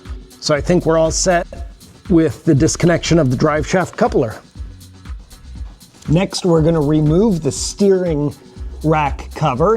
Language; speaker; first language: English; native; English